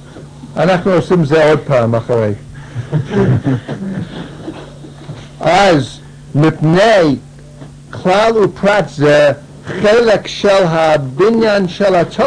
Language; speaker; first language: Hebrew; non-native, fluent; English